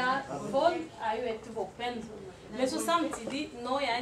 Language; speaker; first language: Norwegian; non-native, learner; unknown